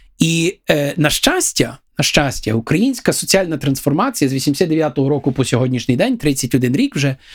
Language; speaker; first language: Ukrainian; early bilingual, heritage; Ukrainian